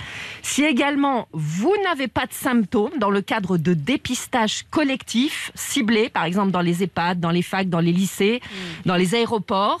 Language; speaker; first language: French; native; French